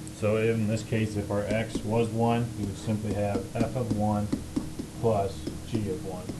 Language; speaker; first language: English; native; English